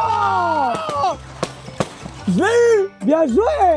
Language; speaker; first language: French; native; French